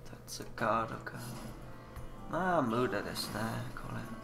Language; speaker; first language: Japanese; non-native, learner; English